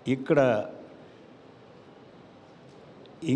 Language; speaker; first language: Telugu; non-native, learner; Tamil